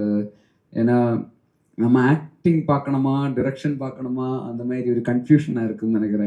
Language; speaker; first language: Tamil; non-native, learner; Malayalam